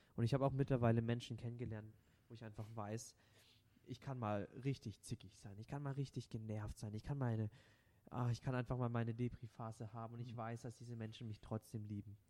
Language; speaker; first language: German; non-native, local second language; Vietnamese